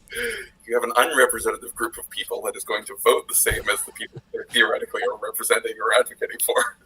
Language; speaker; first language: English; native; English